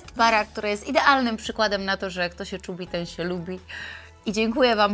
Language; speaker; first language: Polish; native; Polish